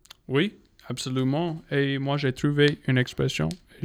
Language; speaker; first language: French; non-native, local second language; English